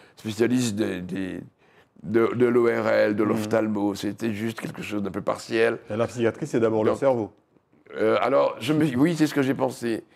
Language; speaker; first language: French; native; French